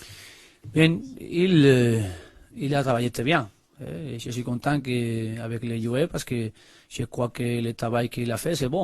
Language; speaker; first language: French; non-native, learner; Spanish